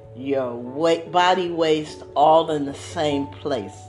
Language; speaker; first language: English; native; English